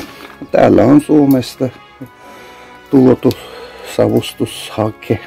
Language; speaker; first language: Finnish; non-native, fluent; Turkish